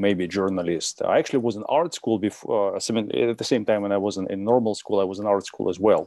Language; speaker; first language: English; non-native, fluent; Russian